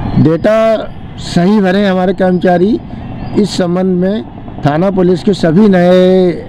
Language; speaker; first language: Hindi; native; Hindi